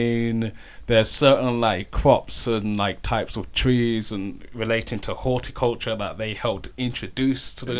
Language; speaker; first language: English; native; English